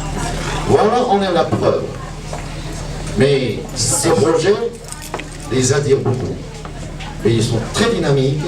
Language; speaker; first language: French; non-native, fluent; Chinese